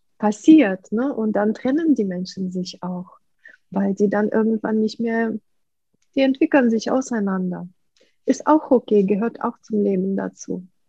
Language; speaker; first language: German; non-native, fluent; Russian